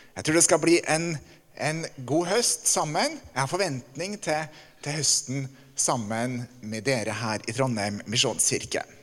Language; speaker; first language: Norwegian; native; Norwegian